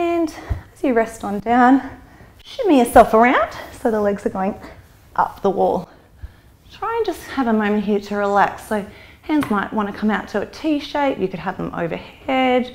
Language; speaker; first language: English; native; English